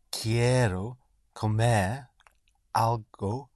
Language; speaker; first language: Spanish; non-native, learner; English